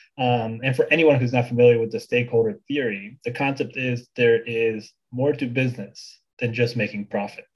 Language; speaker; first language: English; early bilingual, other home language; Bulgarian